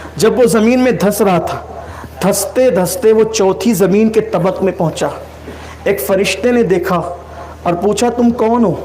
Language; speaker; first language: Urdu; native; Urdu